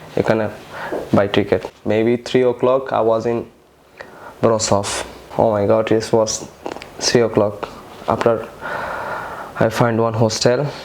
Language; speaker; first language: English; non-native, local second language; Bangla